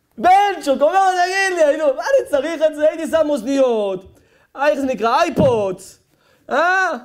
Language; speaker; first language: Hebrew; native; Hebrew